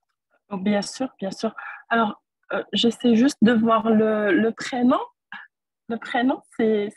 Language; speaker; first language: French; non-native, local second language; Arabic